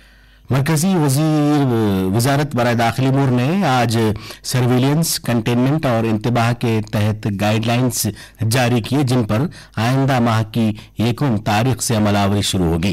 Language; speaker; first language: Urdu; native; Urdu